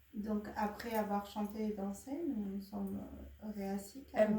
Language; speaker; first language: French; native; French